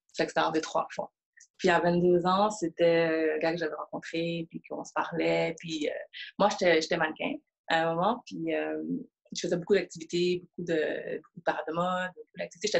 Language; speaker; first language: French; early bilingual, other home language; Haitian Creole